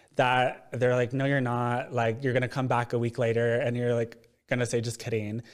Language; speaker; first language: English; native; English